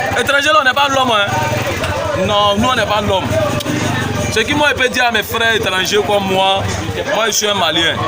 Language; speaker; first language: French; non-native, local second language; Bambara